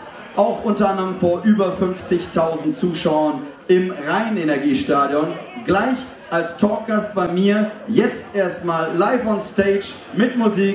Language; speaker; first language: German; native; German